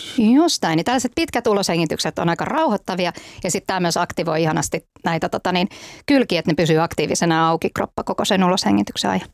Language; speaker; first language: Finnish; native; Finnish